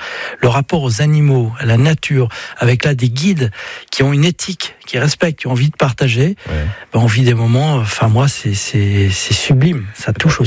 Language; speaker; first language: French; native; French